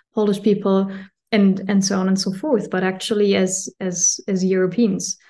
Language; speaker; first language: English; non-native, fluent; German